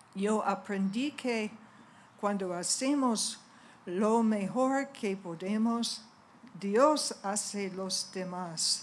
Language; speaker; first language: Spanish; non-native, fluent; English